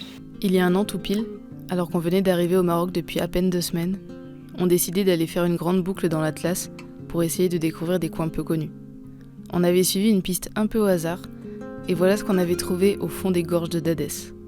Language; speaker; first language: French; native; French